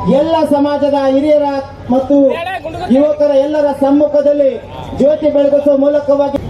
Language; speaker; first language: Kannada; native; Kannada